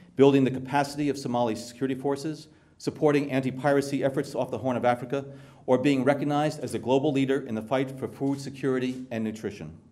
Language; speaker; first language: English; native; English